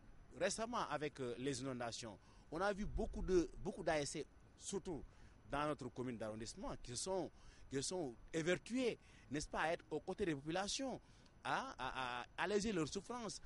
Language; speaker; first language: French; non-native, local second language; Wolof